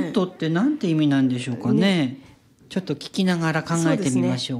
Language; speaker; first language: Japanese; native; Japanese